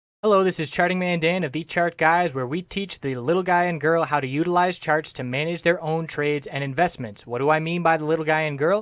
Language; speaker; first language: English; native; English